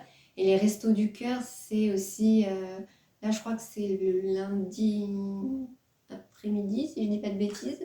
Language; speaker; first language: French; native; French